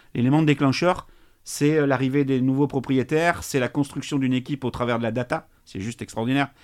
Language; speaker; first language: French; native; French